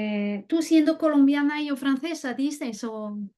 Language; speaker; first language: Spanish; non-native, fluent; French